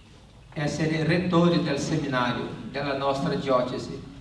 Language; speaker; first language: Italian; non-native, learner; Portuguese